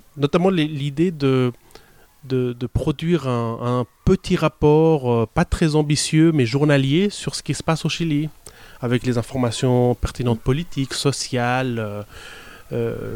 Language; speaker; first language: French; early bilingual, other home language; Spanish